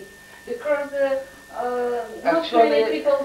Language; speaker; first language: English; non-native, learner; Russian